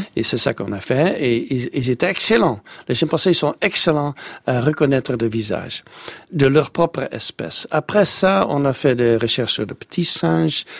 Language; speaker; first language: French; non-native, fluent; Dutch